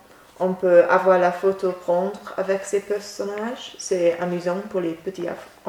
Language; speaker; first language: French; non-native, learner; English